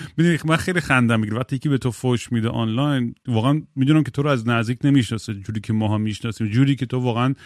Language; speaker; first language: Persian; early bilingual, heritage; Persian